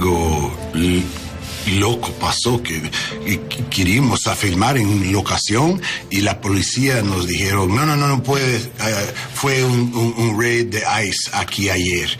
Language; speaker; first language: Spanish; non-native, learner; English